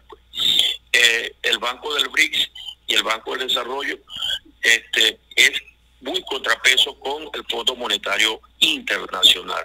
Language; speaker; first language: Spanish; native; Spanish